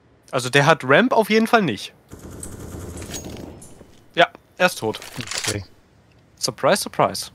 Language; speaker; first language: German; native; German